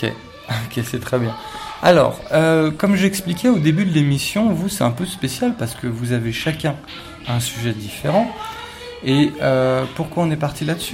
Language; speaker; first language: French; native; French